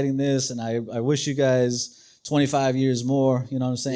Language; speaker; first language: English; native; English